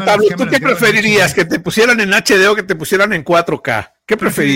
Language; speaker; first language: Spanish; native; Spanish